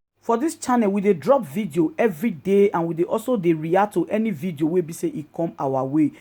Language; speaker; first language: Nigerian Pidgin; non-native, local second language; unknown